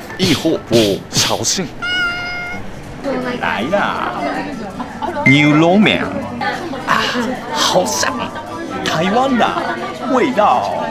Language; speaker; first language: Chinese; non-native, learner; Japanese